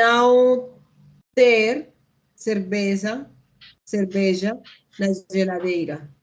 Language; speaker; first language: Portuguese; non-native, learner; Spanish